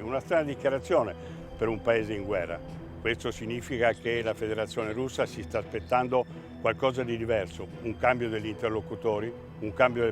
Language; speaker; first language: Italian; native; Italian